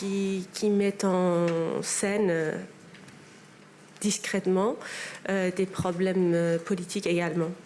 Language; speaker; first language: French; non-native, fluent; Persian